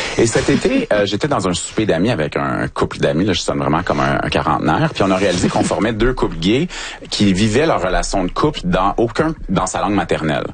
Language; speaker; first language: French; native; French